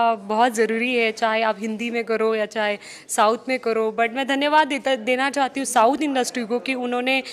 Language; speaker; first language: Hindi; non-native, local second language; Marathi